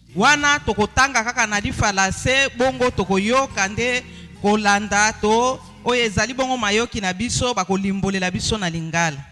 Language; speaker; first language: Lingala; native; Lingala